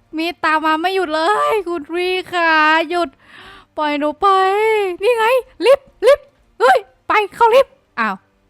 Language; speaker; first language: Thai; native; Thai